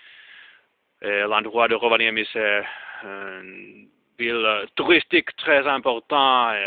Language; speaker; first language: French; non-native, learner; Finnish